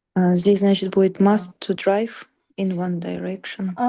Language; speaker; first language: English; non-native, learner; Russian